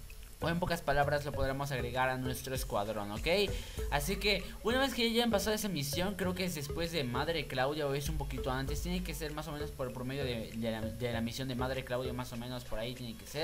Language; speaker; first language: Spanish; native; Spanish